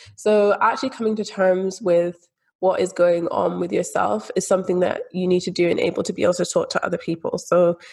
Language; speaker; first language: English; native; English